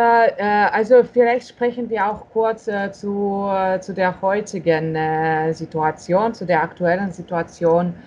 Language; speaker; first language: German; non-native, fluent; Russian